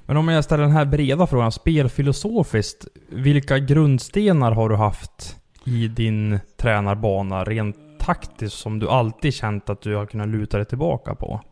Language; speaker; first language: Swedish; native; Swedish